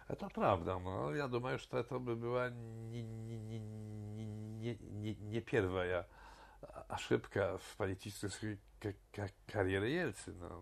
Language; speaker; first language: Russian; non-native, fluent; Polish